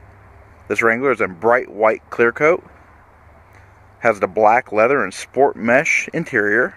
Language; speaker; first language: English; native; English